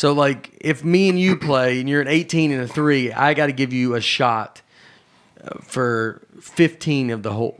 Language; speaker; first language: English; native; English